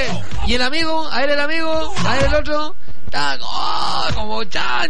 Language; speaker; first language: Spanish; native; Spanish